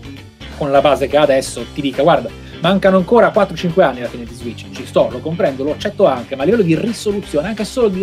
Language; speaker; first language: Italian; native; Italian